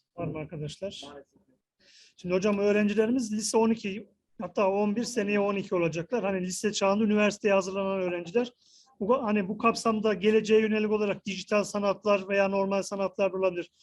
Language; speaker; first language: Turkish; native; Turkish